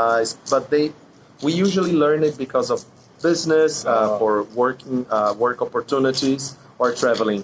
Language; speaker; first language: English; non-native, fluent; Portuguese